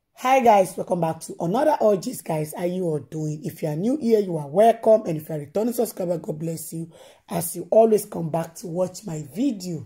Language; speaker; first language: Nigerian Pidgin; non-native, local second language; Yoruba